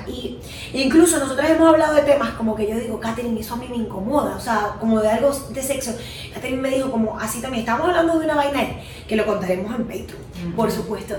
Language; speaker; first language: Spanish; native; Spanish